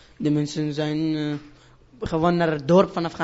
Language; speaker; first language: Dutch; non-native, learner; Persian